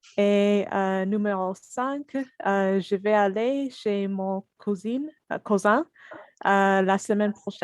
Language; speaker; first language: French; non-native, learner; English